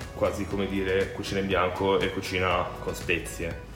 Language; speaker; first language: Italian; early bilingual, other home language; Romanian